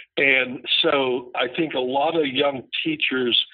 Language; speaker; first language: English; native; English